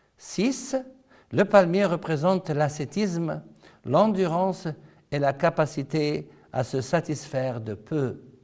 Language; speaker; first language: French; non-native, fluent; Arabic